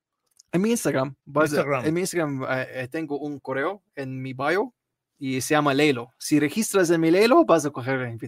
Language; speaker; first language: Spanish; non-native, learner; Arabic